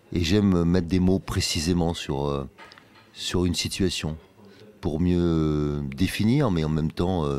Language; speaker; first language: French; native; French